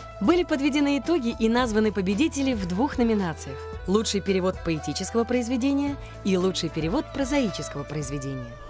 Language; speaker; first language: Russian; native; Russian